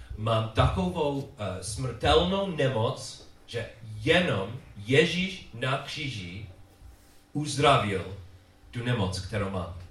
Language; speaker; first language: Czech; non-native, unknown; English